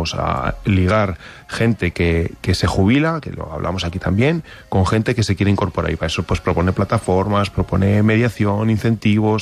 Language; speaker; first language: Spanish; native; Spanish